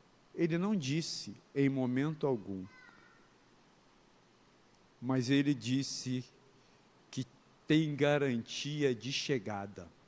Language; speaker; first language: Portuguese; native; Portuguese